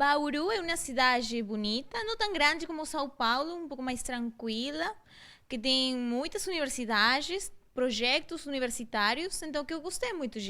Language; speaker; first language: Portuguese; non-native, fluent; Spanish